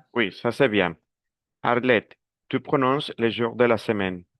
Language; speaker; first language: French; non-native, fluent; Spanish